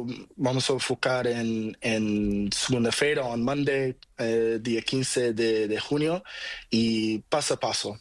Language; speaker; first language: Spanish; non-native, learner; Portuguese